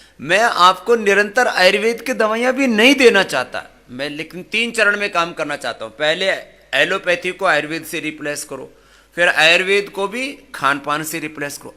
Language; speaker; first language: Hindi; native; Hindi